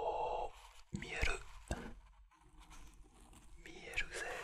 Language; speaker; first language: Korean; non-native, fluent; French